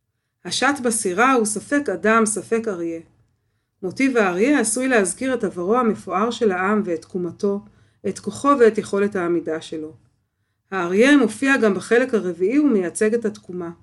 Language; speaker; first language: Hebrew; native; Hebrew